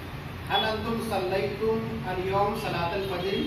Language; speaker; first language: Arabic; non-native, fluent; Urdu